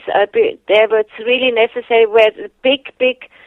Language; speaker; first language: English; non-native, fluent; Swiss German